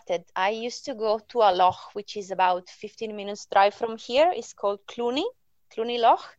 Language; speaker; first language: English; non-native, fluent; Italian